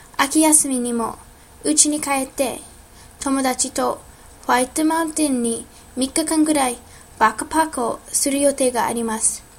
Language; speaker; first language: Japanese; non-native, learner; English